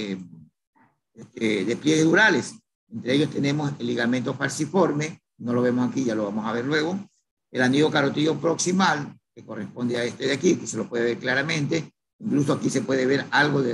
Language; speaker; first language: Spanish; native; Spanish